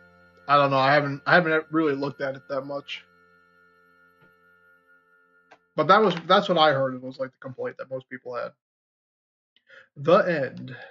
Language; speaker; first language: English; native; English